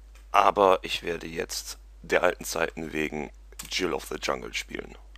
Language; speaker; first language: German; native; German